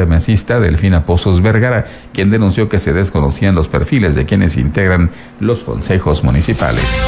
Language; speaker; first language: Spanish; native; Spanish